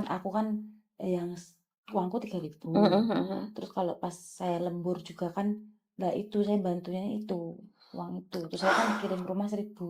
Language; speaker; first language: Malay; non-native, local second language; Javanese